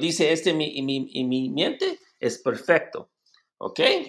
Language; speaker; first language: Spanish; non-native, learner; English